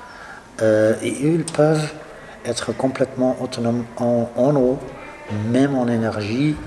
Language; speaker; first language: French; non-native, local second language; Dutch